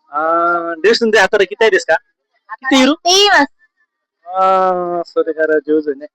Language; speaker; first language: Japanese; non-native, learner; Nepali